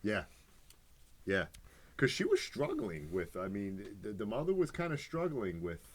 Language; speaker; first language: English; native; English